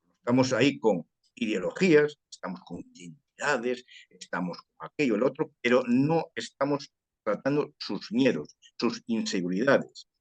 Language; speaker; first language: Spanish; early bilingual, heritage; Spanish